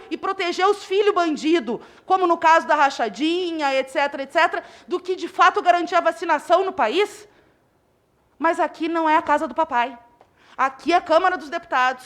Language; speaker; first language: Portuguese; native; Portuguese